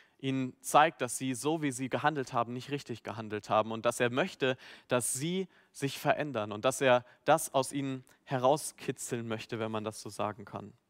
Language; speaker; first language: German; native; German